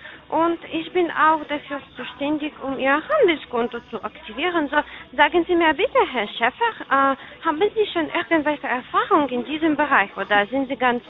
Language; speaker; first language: German; non-native, fluent; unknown